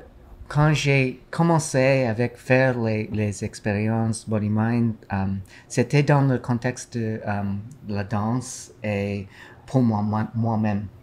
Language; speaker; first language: French; non-native, learner; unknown